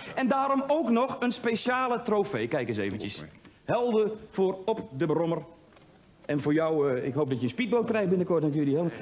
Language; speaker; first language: Dutch; native; Dutch